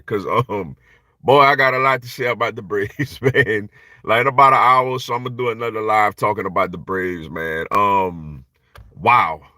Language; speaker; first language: English; native; English